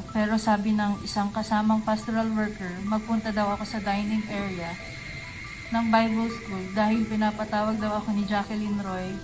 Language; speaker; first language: Filipino; native; Filipino